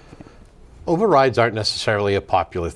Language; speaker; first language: English; native; English